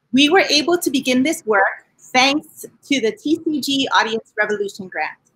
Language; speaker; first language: English; native; English